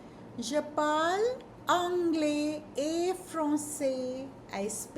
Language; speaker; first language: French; non-native, fluent; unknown